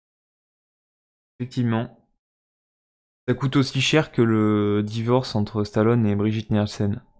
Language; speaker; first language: French; native; French